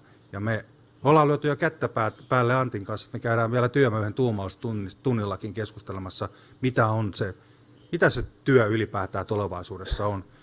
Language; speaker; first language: Finnish; native; Finnish